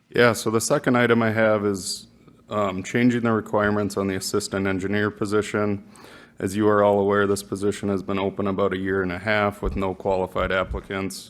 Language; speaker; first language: English; native; English